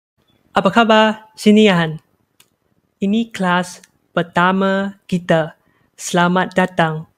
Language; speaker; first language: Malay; non-native, local second language; Chinese